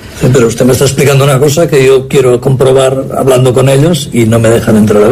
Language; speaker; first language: Spanish; native; Spanish